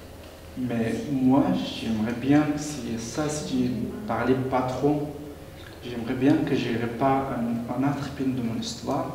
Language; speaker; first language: French; non-native, learner; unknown